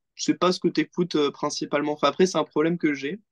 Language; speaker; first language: French; native; French